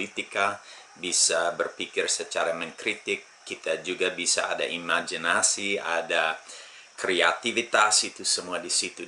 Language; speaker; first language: Indonesian; non-native, fluent; English